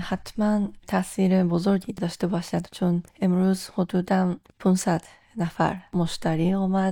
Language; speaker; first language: Persian; non-native, fluent; Japanese